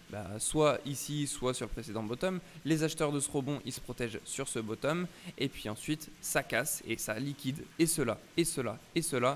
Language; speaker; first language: French; native; French